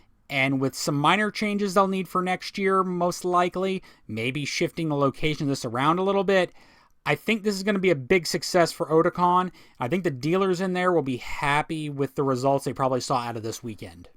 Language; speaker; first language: English; native; English